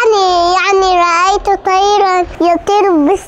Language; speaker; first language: Arabic; early bilingual, heritage; Arabic